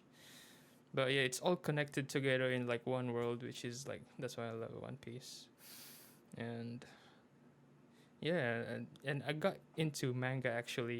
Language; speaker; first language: English; non-native, local second language; Filipino